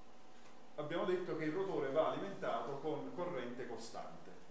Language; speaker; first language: Italian; native; Italian